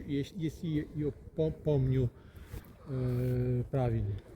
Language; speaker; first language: Russian; non-native, learner; Polish